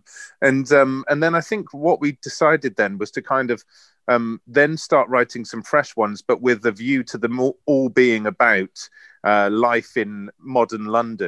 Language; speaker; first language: English; native; English